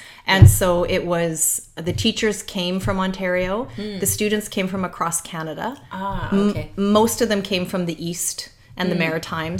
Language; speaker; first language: English; native; English